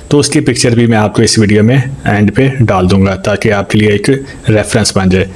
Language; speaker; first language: Urdu; native; Urdu